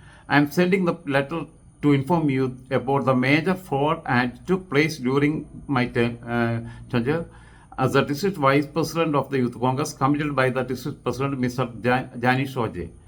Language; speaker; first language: English; non-native, local second language; Malayalam